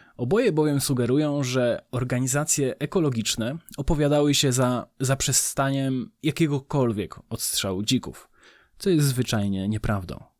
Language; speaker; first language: Polish; native; Polish